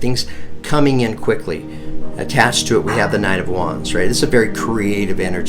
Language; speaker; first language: English; native; English